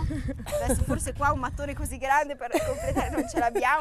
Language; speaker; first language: Italian; native; Italian